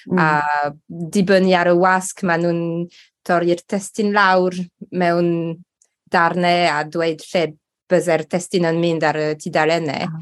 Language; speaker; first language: Welsh; non-native, local second language; English